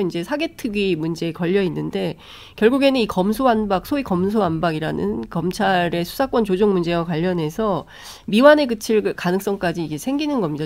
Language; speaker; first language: Korean; native; Korean